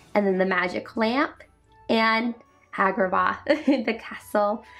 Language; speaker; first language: English; native; English